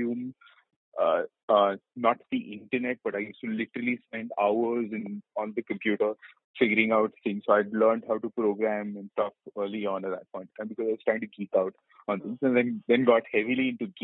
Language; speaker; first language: English; non-native, local second language; Malayalam